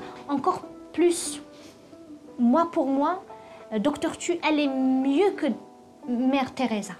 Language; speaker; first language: French; non-native, local second language; Arabic